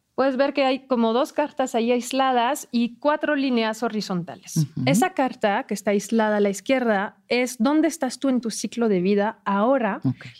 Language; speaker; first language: Spanish; non-native, fluent; French